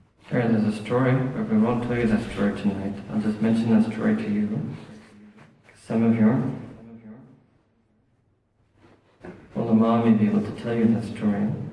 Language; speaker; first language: English; early bilingual, other home language; Urdu